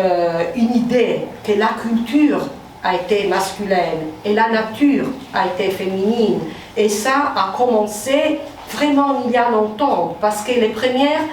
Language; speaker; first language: French; non-native, fluent; Italian